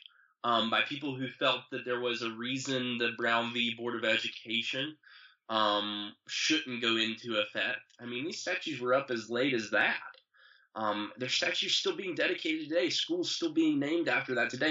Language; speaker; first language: English; native; English